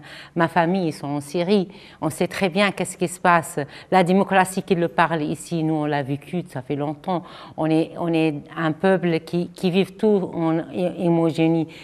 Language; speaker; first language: French; non-native, fluent; Arabic